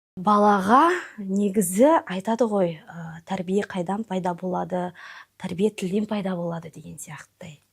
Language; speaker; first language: Kazakh; non-native, local second language; Russian